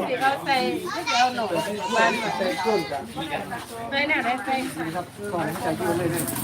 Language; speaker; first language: Thai; non-native, local second language; Lao